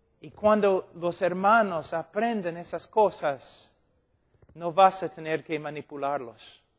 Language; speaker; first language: Spanish; non-native, fluent; English